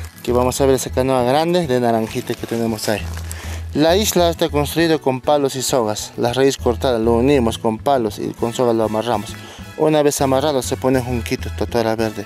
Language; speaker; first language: Spanish; native; Spanish